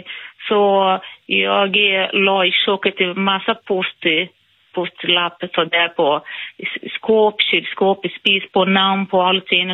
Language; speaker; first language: Swedish; non-native, fluent; Portuguese